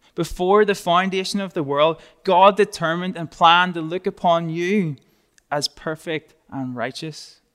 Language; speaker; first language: English; native; English